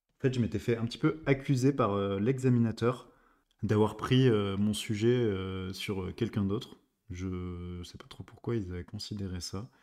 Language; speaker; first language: French; native; French